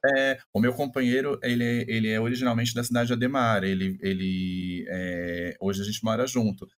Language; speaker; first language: Portuguese; native; Portuguese